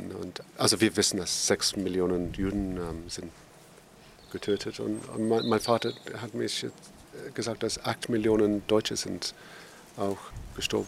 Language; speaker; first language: German; non-native, fluent; English